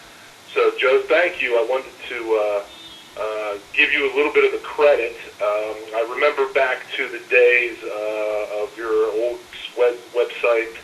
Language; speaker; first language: English; native; English